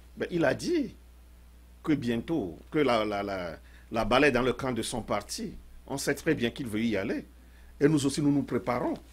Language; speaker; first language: French; non-native, local second language; Ewe